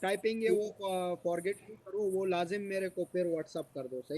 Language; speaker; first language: Hindi; non-native, local second language; Pashto